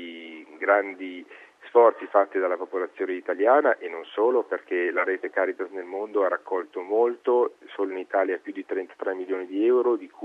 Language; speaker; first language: Italian; native; Italian